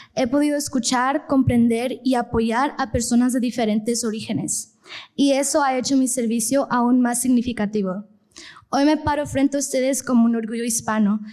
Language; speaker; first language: Spanish; early bilingual, heritage; Spanish